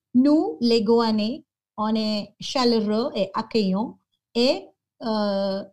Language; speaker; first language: French; non-native, fluent; Konkani